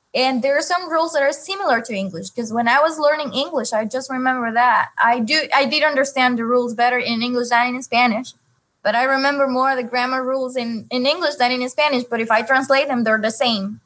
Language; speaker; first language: English; non-native, fluent; Spanish